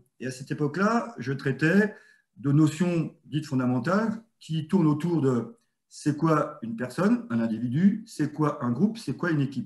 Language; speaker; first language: French; native; French